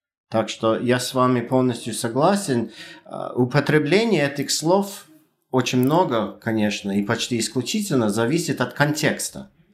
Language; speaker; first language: Russian; non-native, fluent; English